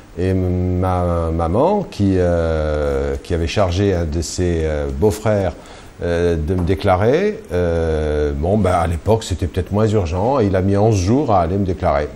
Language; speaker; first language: French; early bilingual, other home language; Kabyle